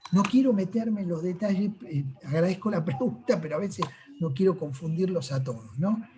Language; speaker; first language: Spanish; native; Spanish